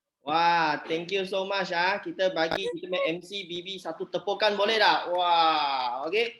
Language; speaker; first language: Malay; non-native, local second language; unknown